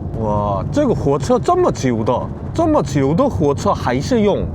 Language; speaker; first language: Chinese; non-native, learner; Korean